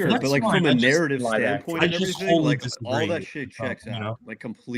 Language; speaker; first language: English; native; English